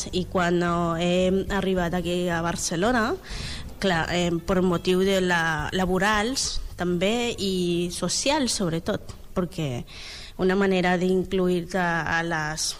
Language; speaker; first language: Catalan; non-native, learner; Spanish